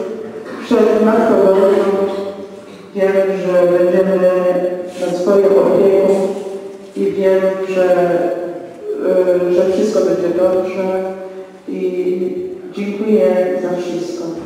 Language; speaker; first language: Polish; non-native, learner; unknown